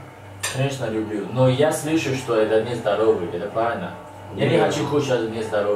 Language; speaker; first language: Russian; non-native, learner; Chinese